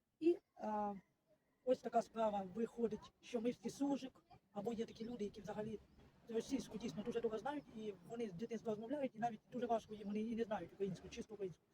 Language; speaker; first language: Ukrainian; non-native, local second language; Russian